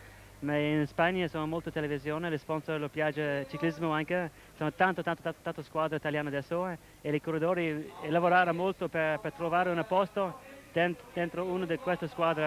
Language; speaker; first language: Italian; non-native, learner; English